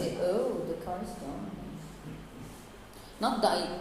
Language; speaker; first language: English; non-native, learner; Portuguese